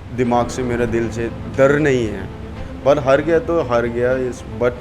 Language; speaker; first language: Hindi; non-native, local second language; Manipuri